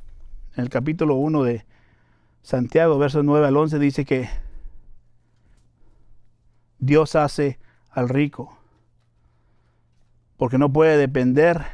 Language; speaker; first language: Spanish; native; Spanish